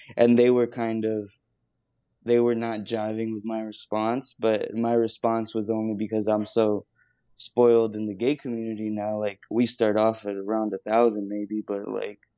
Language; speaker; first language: English; native; English